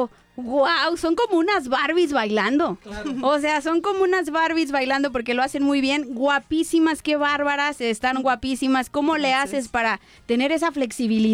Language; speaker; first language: Spanish; native; Spanish